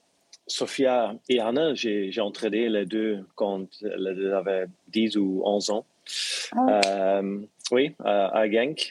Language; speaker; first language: French; non-native, local second language; Dutch